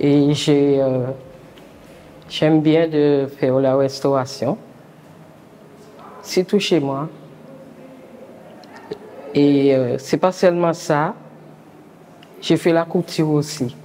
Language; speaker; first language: French; non-native, local second language; Guadeloupean Creole French